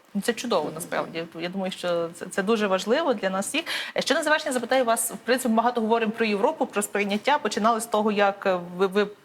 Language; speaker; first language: Ukrainian; native; Ukrainian